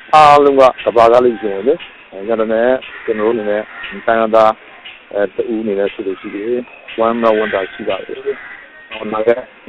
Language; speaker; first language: Burmese; native; Burmese